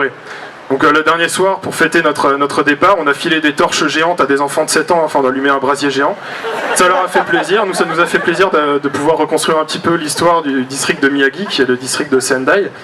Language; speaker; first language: French; native; French